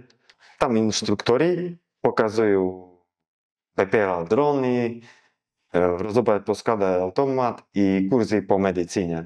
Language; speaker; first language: Russian; non-native, learner; Slovak